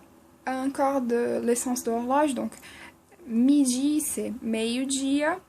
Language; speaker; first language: French; non-native, fluent; Portuguese